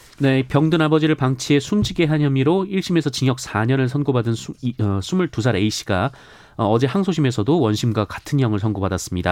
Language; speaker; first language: Korean; native; Korean